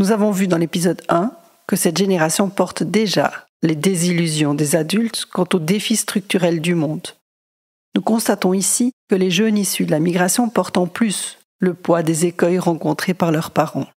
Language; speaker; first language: French; native; French